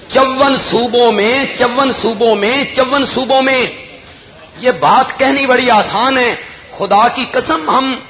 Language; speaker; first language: Urdu; non-native, local second language; Punjabi